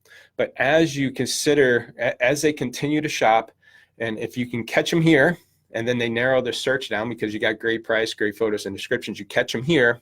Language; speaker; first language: English; native; English